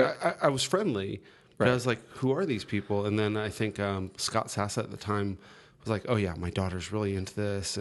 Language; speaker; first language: English; native; English